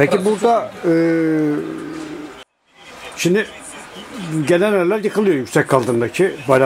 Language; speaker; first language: Turkish; native; Turkish